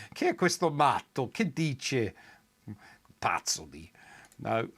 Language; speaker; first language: Italian; non-native, learner; English